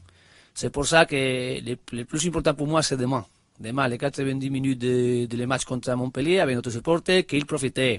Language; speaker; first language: French; non-native, learner; Spanish